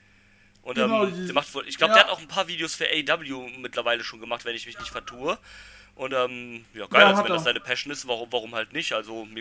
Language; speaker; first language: German; native; German